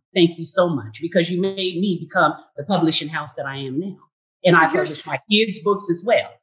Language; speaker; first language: English; native; English